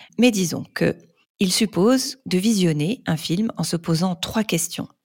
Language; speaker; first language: French; native; French